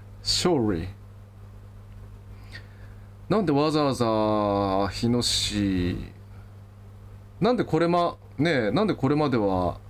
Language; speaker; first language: Japanese; native; Japanese